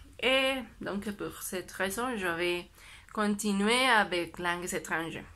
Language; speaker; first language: French; non-native, learner; Spanish